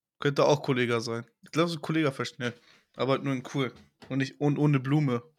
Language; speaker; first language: German; native; German